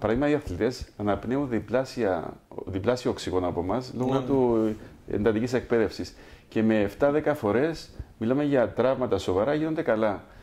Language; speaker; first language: Greek; native; Greek